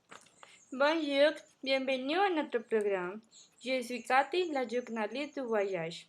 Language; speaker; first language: French; non-native, learner; Spanish